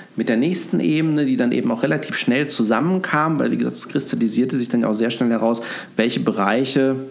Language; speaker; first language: German; native; German